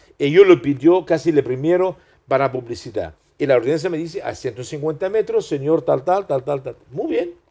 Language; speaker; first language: Spanish; non-native, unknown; Arabic